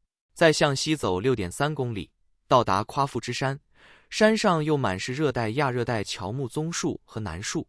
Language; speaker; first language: Chinese; native; Chinese